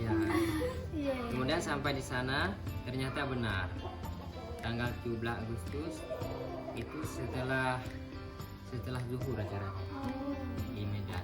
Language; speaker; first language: Indonesian; non-native, local second language; Achinese